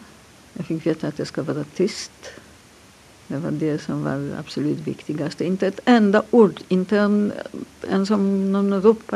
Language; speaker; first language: Swedish; non-native, fluent; Polish